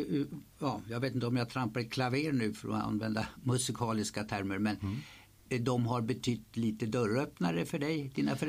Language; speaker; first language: Swedish; native; Swedish